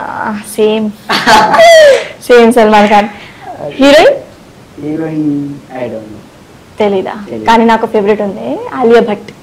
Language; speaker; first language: Telugu; non-native, local second language; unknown